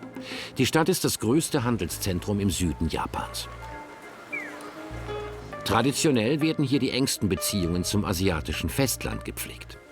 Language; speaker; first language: German; native; German